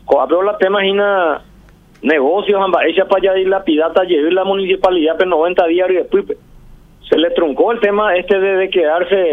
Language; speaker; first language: Spanish; native; Spanish